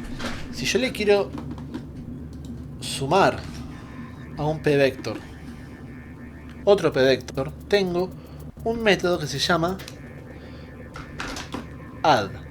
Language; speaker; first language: Spanish; native; Spanish